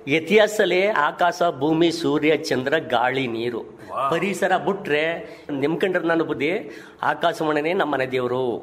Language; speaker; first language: Kannada; native; Kannada